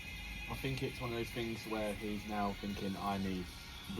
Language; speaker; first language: English; native; English